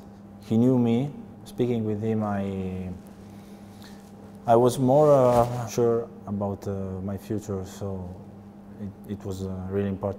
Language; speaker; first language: English; non-native, learner; Italian